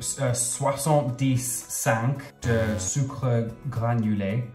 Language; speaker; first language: French; non-native, learner; English